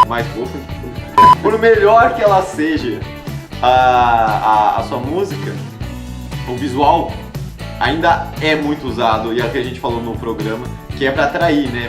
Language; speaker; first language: Portuguese; native; Portuguese